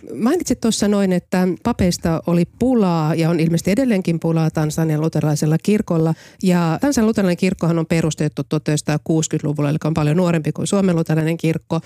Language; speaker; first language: Finnish; native; Finnish